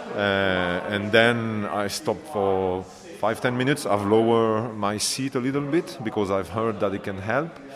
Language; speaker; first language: English; non-native, fluent; French